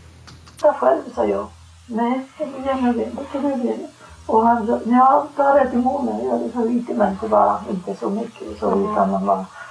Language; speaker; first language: Swedish; non-native, fluent; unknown